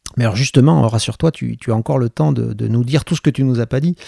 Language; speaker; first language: French; native; French